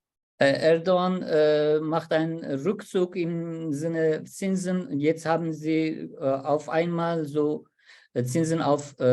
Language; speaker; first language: German; non-native, learner; Turkish